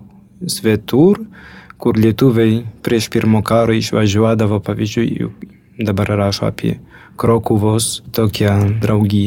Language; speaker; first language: Lithuanian; early bilingual, heritage; Lithuanian